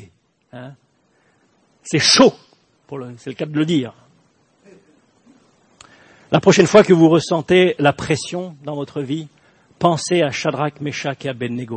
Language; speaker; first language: French; native; French